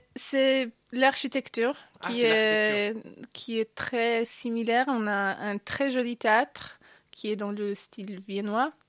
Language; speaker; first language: French; non-native, fluent; Polish